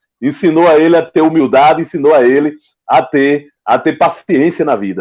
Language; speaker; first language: Portuguese; native; Portuguese